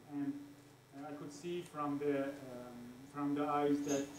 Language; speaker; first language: English; non-native, fluent; Persian